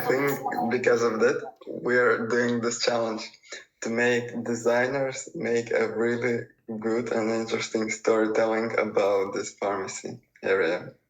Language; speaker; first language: English; non-native, fluent; Russian